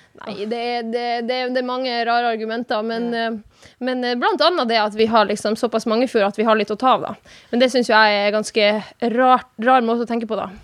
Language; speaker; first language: Norwegian; non-native, local second language; Northern Sami